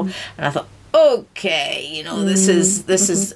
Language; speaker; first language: English; native; English